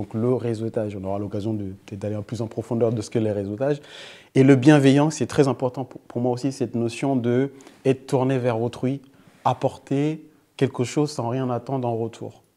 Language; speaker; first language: French; early bilingual, other home language; Fula